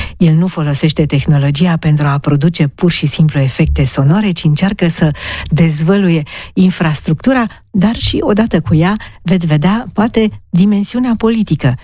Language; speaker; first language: Romanian; native; Romanian